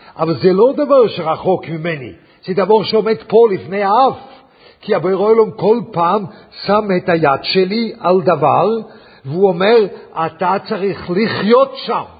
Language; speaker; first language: Hebrew; non-native, fluent; English